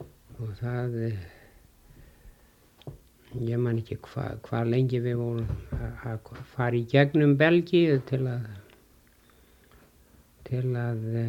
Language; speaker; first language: Icelandic; early bilingual, heritage; Icelandic